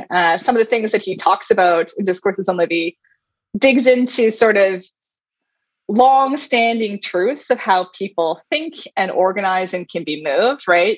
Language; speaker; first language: English; native; English